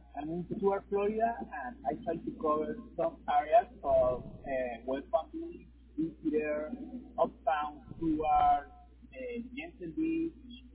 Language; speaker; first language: English; non-native, fluent; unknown